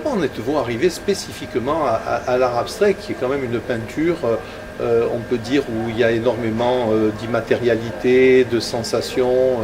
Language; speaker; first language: French; native; French